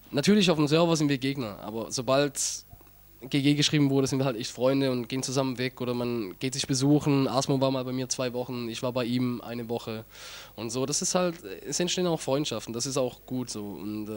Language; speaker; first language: German; native; German